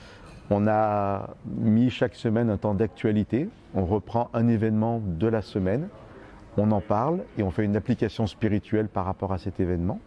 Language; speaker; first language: French; native; French